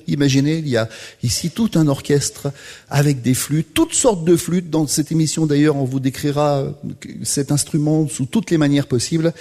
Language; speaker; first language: French; native; French